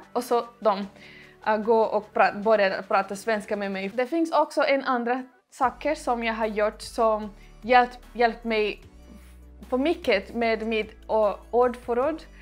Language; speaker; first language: Swedish; non-native, learner; Portuguese